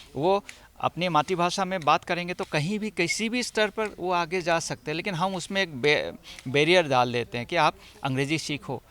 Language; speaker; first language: Hindi; non-native, local second language; Assamese